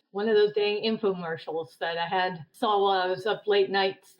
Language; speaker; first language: English; native; English